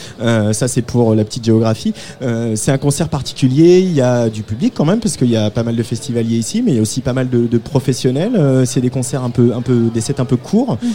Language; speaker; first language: French; native; French